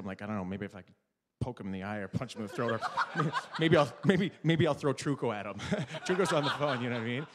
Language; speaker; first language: English; native; English